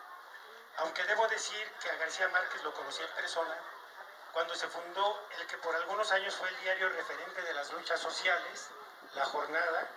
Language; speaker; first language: Spanish; native; Spanish